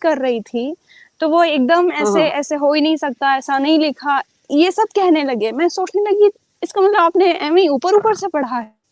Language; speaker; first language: Hindi; native; Hindi